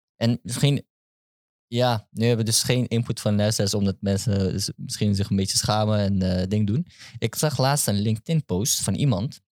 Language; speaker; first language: Dutch; early bilingual, other home language; Turkish